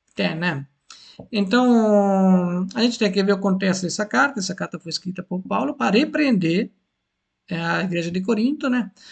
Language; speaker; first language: Portuguese; non-native, fluent; Italian